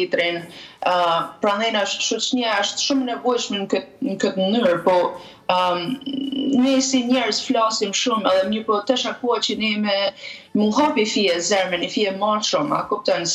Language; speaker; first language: Albanian; native; Albanian